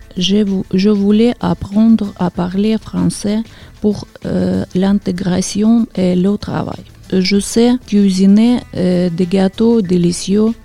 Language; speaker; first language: French; non-native, learner; Ukrainian